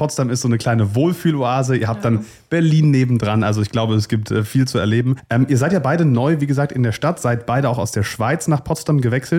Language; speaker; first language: German; native; German